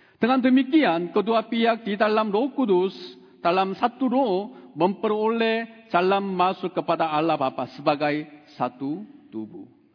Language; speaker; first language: Indonesian; non-native, fluent; Korean